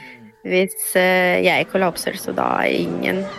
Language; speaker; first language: Norwegian; non-native, fluent; Ukrainian